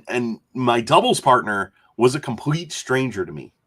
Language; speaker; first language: English; native; English